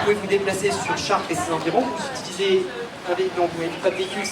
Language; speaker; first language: French; native; French